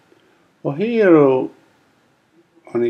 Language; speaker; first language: Japanese; non-native, learner; English